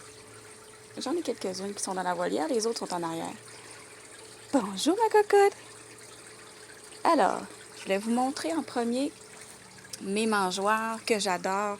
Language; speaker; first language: French; native; French